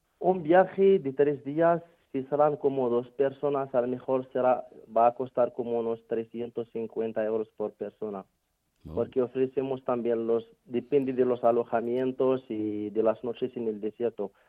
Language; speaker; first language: Spanish; non-native, fluent; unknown